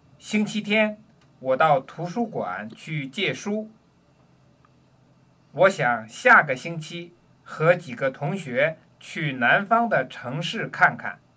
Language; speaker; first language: Chinese; non-native, learner; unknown